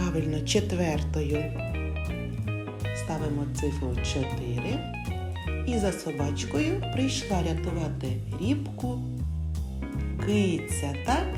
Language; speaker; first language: Ukrainian; native; Ukrainian